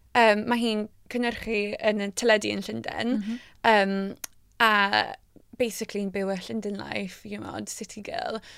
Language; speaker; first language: Welsh; non-native, local second language; English